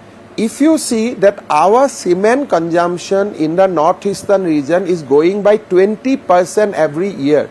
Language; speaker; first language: English; non-native, local second language; Assamese